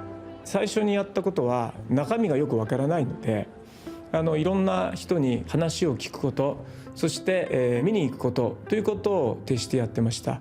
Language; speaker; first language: Japanese; native; Japanese